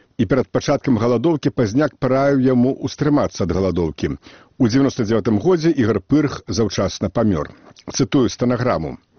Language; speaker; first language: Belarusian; native; Belarusian